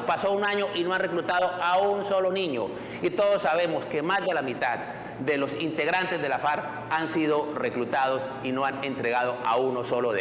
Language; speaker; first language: Spanish; native; Spanish